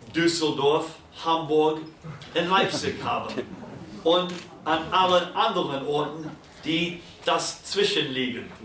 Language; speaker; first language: German; non-native, learner; English